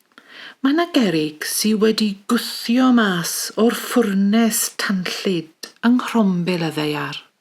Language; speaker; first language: Welsh; native; Welsh